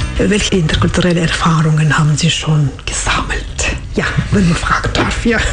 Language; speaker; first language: German; non-native, fluent; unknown